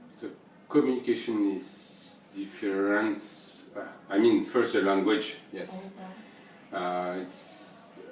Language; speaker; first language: English; non-native, learner; French